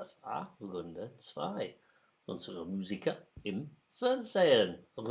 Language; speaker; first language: German; non-native, learner; English